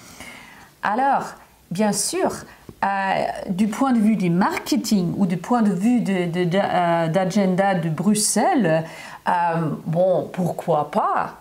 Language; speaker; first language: French; non-native, fluent; German